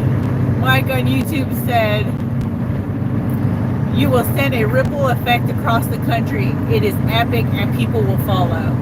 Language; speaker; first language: English; native; English